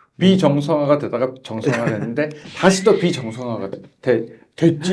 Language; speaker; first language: Korean; native; Korean